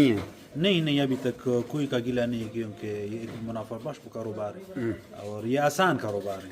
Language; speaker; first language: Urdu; non-native, local second language; Pashto